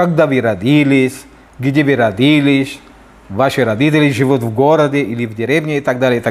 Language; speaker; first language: Russian; non-native, fluent; Filipino